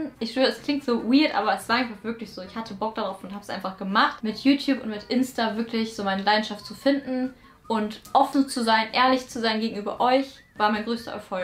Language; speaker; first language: German; native; German